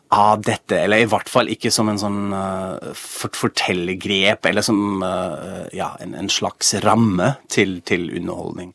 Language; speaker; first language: Norwegian; non-native, fluent; German